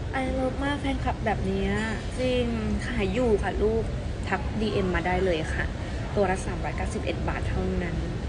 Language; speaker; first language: Thai; non-native, local second language; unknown